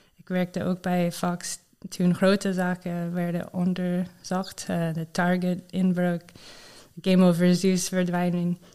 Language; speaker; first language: Dutch; non-native, learner; English